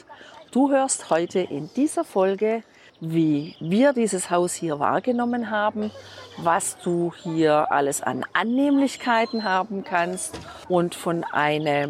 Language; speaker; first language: German; native; German